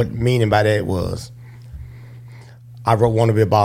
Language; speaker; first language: English; native; English